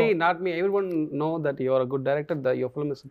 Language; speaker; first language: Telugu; non-native, learner; Tamil